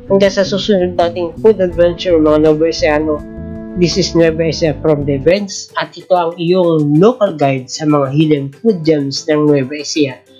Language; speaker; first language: Filipino; native; Filipino